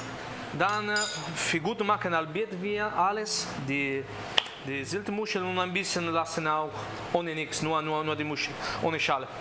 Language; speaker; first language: German; non-native, learner; Italian